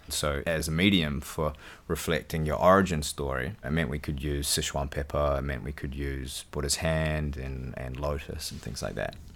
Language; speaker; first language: English; native; English